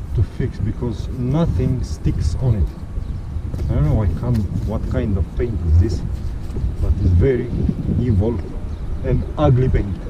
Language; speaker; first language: English; non-native, fluent; Romanian